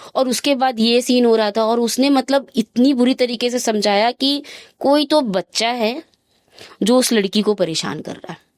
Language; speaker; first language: Hindi; native; Hindi